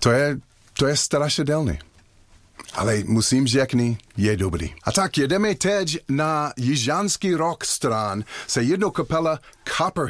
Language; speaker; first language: Czech; non-native, learner; English